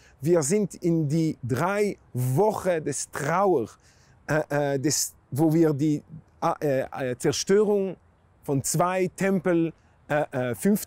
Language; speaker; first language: German; non-native, fluent; Hebrew